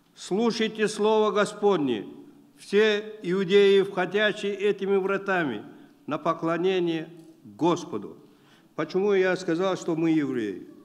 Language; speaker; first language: Russian; non-native, local second language; Uzbek